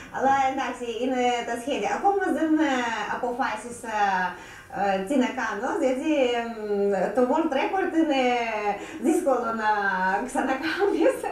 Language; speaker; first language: Greek; non-native, learner; Russian